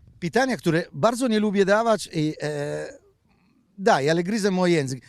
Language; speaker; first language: Polish; non-native, learner; Italian